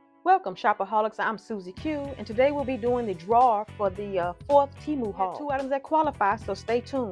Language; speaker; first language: English; native; English